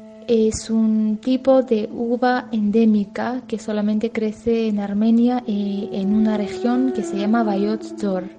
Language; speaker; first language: Spanish; non-native, fluent; Armenian